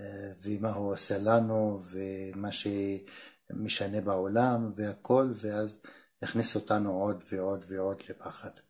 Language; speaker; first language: Hebrew; non-native, local second language; Arabic